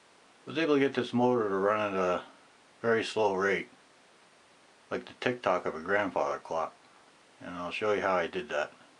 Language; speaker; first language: English; native; English